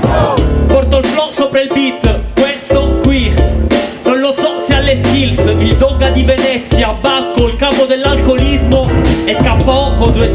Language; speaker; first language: Italian; native; Italian